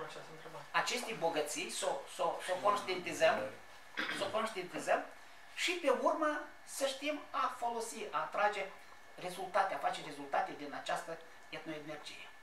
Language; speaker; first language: Romanian; native; Romanian